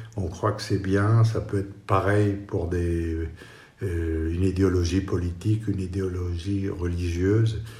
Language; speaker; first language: French; non-native, fluent; Spanish